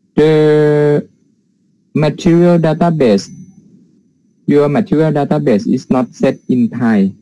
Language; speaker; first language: English; non-native, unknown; Thai